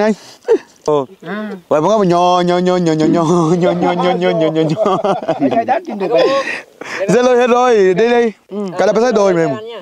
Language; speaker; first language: Vietnamese; non-native, learner; Portuguese